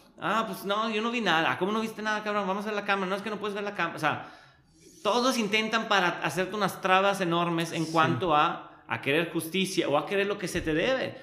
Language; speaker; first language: Spanish; non-native, fluent; Italian